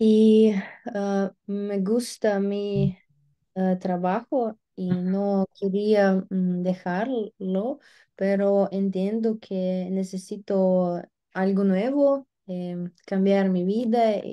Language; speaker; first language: Spanish; non-native, learner; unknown